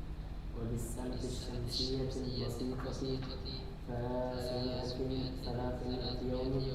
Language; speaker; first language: Arabic; non-native, learner; Indonesian